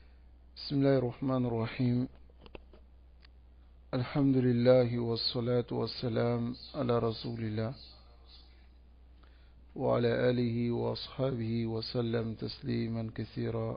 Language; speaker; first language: Arabic; non-native, fluent; French